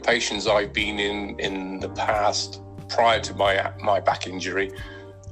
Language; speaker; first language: English; native; English